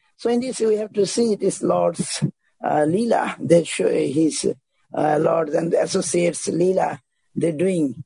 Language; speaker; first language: English; non-native, local second language; Bangla